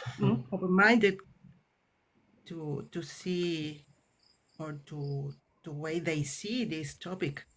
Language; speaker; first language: English; non-native, learner; Spanish